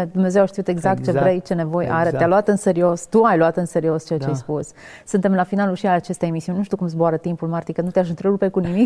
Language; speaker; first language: Romanian; native; Romanian